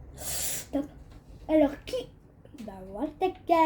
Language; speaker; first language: French; native; French